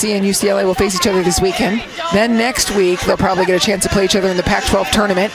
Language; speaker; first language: English; native; English